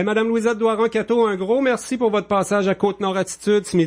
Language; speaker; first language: French; native; French